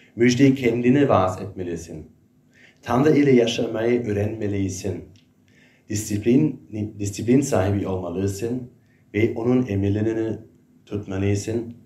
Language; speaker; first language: Turkish; non-native, fluent; German